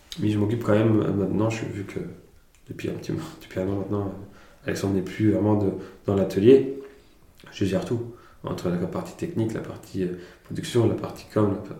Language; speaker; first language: French; early bilingual, other home language; Italian